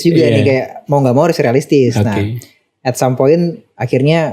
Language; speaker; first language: Indonesian; native; Indonesian